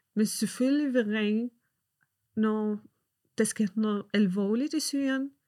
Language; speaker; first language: Danish; non-native, fluent; Arabic